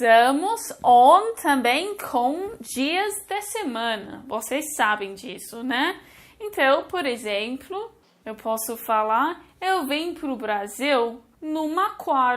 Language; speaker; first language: Portuguese; non-native, fluent; English